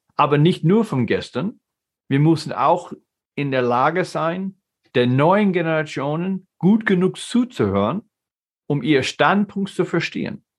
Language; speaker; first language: German; non-native, fluent; English